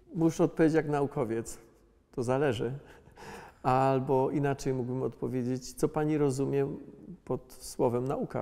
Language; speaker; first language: Polish; native; Polish